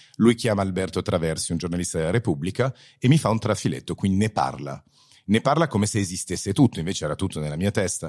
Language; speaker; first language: Italian; early bilingual, heritage; Italian